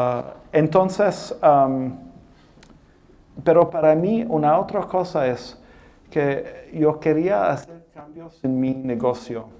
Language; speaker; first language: Spanish; non-native, fluent; English